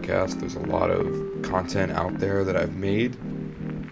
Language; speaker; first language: English; native; English